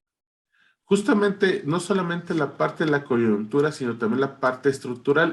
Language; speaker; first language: Spanish; native; Spanish